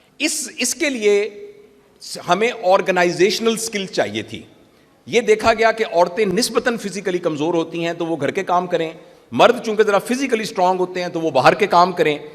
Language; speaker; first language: Urdu; native; Urdu